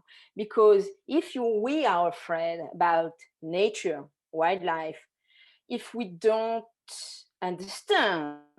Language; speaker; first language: English; non-native, fluent; French